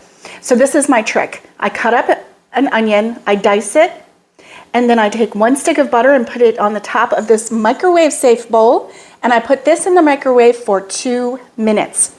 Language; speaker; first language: English; native; English